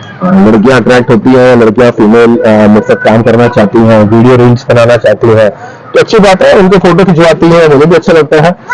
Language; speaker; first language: Hindi; non-native, local second language; Sindhi